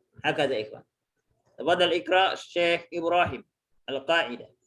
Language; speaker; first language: Arabic; non-native, fluent; Indonesian